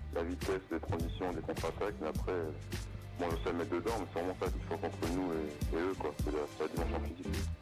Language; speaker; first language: French; native; French